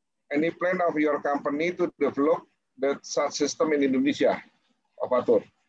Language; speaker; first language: English; non-native, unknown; Indonesian